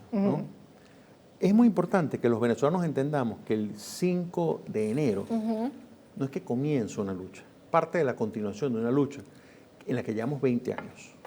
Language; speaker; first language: Spanish; native; Spanish